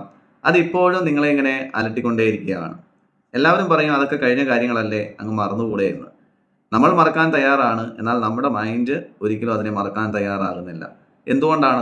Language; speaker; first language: Malayalam; native; Malayalam